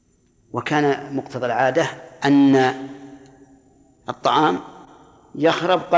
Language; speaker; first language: Arabic; native; Arabic